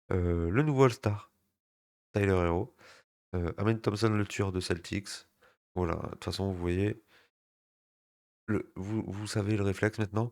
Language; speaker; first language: French; native; French